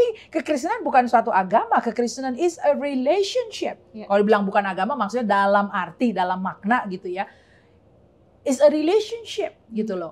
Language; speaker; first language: Indonesian; native; Indonesian